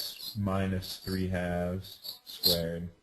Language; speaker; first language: English; native; English